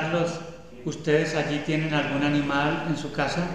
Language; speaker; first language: Spanish; native; Spanish